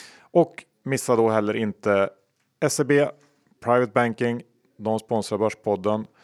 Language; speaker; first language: Swedish; native; Swedish